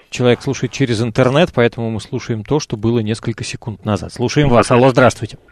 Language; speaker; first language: Russian; native; Russian